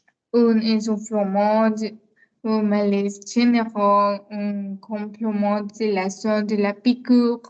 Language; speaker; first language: French; non-native, learner; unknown